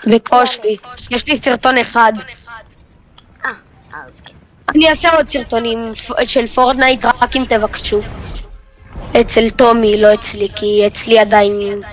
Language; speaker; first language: Hebrew; native; Hebrew